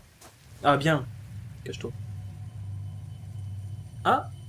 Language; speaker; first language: French; native; French